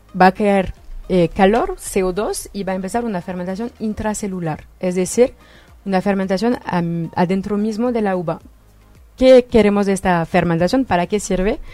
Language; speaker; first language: Spanish; non-native, fluent; French